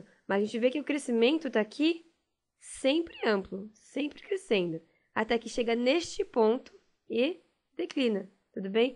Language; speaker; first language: Portuguese; native; Portuguese